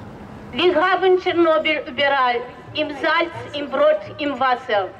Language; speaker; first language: German; non-native, learner; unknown